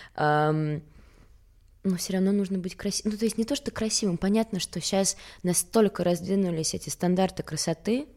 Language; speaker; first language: Russian; early bilingual, other home language; Swedish